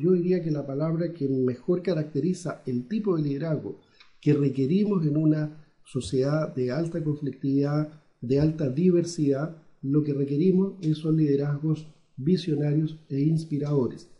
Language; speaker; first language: Spanish; native; Spanish